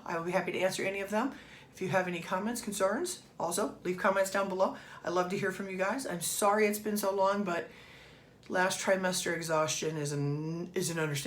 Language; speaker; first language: English; native; English